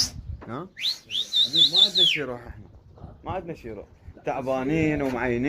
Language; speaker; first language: Arabic; native; Arabic